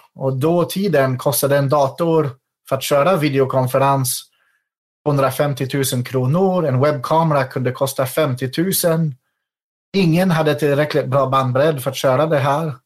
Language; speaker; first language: Swedish; non-native, fluent; French